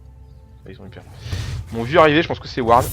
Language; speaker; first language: French; native; French